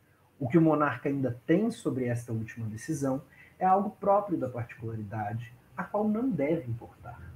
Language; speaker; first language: Portuguese; native; Portuguese